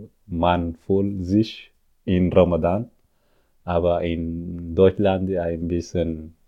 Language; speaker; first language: German; non-native, learner; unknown